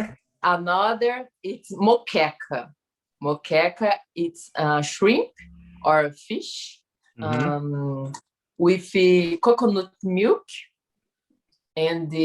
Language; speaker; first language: English; non-native, learner; Portuguese